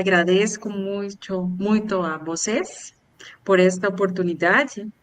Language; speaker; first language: Portuguese; non-native, learner; Spanish